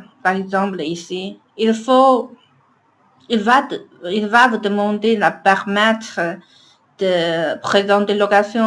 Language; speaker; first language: French; non-native, learner; Chinese